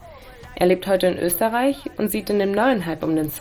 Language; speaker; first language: German; native; German